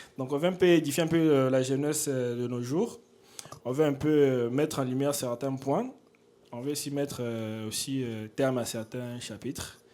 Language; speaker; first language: French; non-native, local second language; Lingala